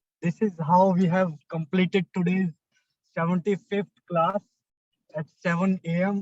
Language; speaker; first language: English; non-native, local second language; Hindi